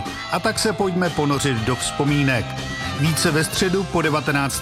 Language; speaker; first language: Czech; native; Czech